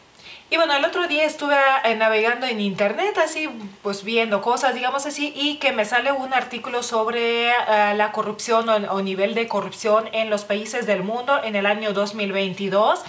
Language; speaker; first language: Spanish; non-native, fluent; Lithuanian